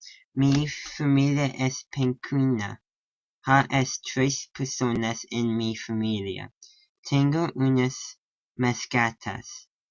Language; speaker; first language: Spanish; non-native, learner; English